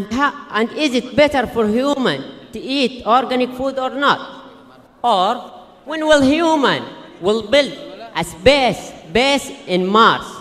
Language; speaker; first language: English; non-native, fluent; Arabic